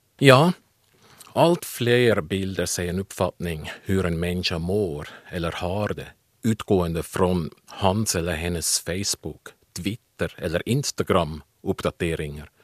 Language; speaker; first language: Swedish; non-native, fluent; German